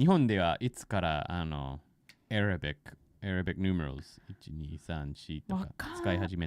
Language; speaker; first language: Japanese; non-native, fluent; English